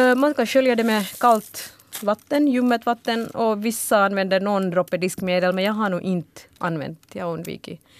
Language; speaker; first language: Swedish; early bilingual, other home language; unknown